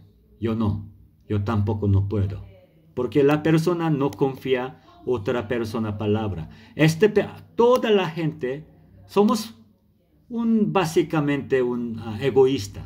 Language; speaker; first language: Spanish; non-native, learner; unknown